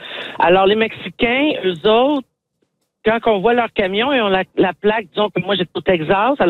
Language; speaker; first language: French; native; French